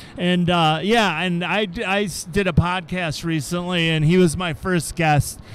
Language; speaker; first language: English; native; English